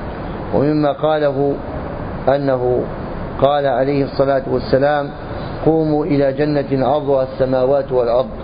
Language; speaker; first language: Arabic; native; Arabic